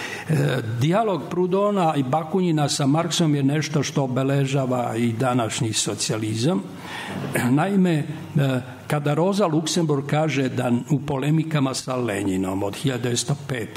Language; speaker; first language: Serbian; native; Serbian